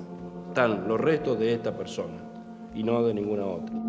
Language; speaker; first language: Spanish; native; Spanish